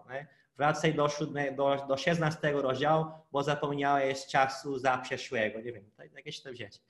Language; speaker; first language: Polish; non-native, fluent; Portuguese